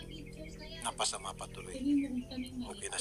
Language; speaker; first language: Filipino; native; Filipino